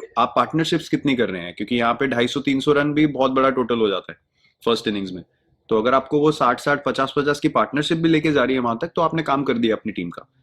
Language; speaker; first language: Hindi; native; Hindi